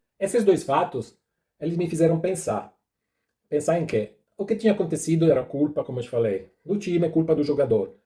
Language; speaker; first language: Portuguese; non-native, fluent; Italian